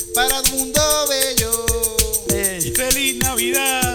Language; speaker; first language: Spanish; native; Spanish